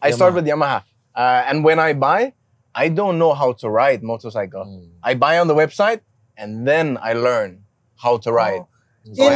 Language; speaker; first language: English; non-native, learner; Danish